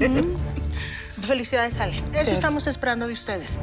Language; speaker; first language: Spanish; native; Spanish